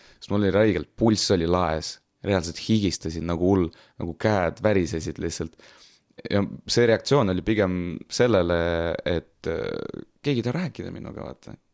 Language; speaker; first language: Estonian; non-native, local second language; Russian